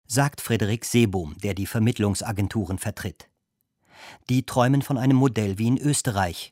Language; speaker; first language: German; native; German